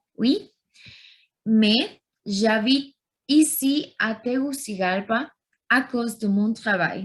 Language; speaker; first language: French; non-native, learner; Spanish